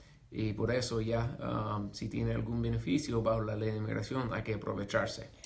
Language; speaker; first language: Spanish; non-native, fluent; English